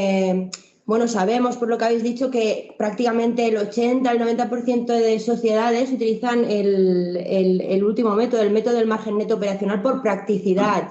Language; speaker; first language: Spanish; native; Spanish